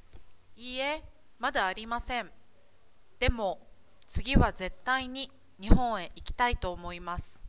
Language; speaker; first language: Japanese; non-native, learner; English